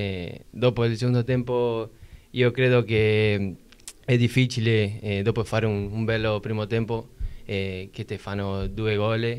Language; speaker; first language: Italian; non-native, learner; Spanish